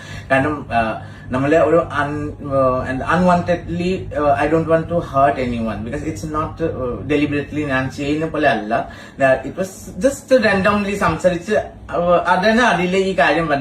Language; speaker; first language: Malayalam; non-native, learner; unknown